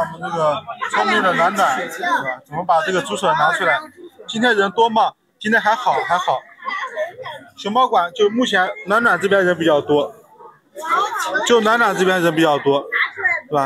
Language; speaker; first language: Chinese; native; Chinese